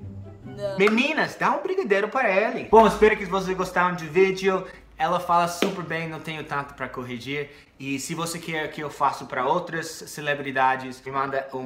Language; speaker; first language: Portuguese; non-native, fluent; English